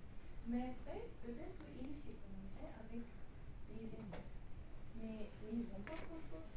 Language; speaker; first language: French; non-native, learner; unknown